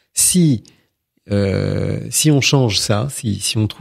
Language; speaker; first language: French; native; French